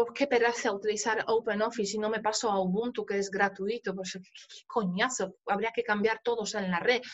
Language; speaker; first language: Spanish; non-native, fluent; Polish